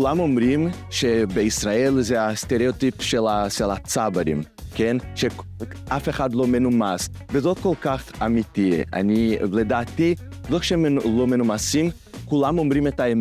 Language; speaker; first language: Hebrew; non-native, learner; Portuguese